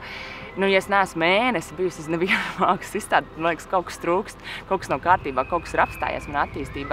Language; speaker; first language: Latvian; native; Latvian